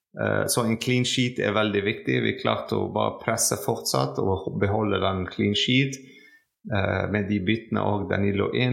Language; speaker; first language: Norwegian; non-native, fluent; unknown